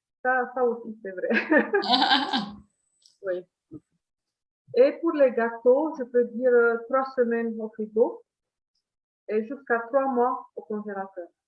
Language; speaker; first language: French; non-native, fluent; Italian